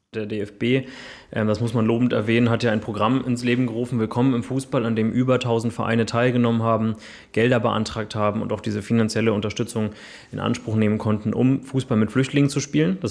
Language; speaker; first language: German; native; German